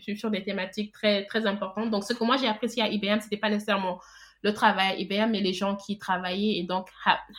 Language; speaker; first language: French; non-native, local second language; Wolof